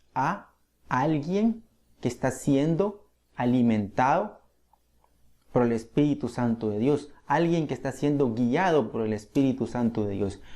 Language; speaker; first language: Spanish; native; Spanish